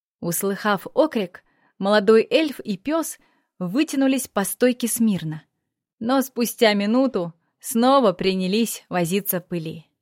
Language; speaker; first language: Russian; native; Russian